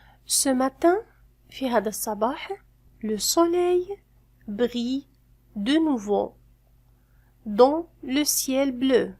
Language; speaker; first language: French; non-native, fluent; Arabic